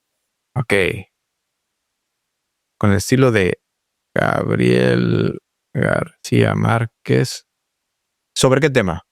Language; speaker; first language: Spanish; native; Spanish